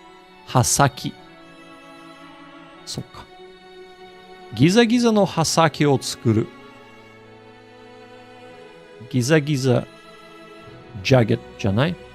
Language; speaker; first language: Japanese; non-native, learner; English